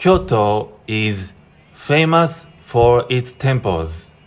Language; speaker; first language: English; non-native, fluent; Japanese